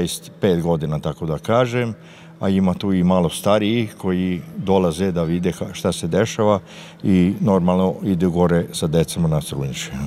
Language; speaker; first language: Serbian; non-native, local second language; Hungarian